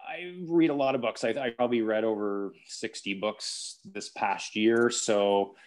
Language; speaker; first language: English; native; English